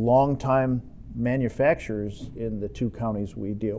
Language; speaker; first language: English; native; English